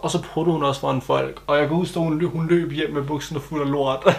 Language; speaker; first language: Danish; early bilingual, other home language; Turkish